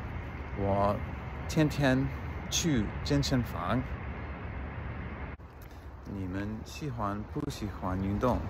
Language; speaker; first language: Chinese; non-native, learner; English